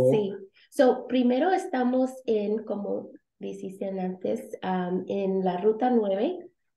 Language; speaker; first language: Spanish; early bilingual, heritage; Spanish